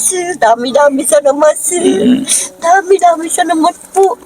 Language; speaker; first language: Filipino; non-native, learner; Vietnamese